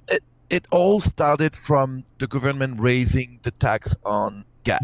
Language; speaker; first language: English; non-native, fluent; French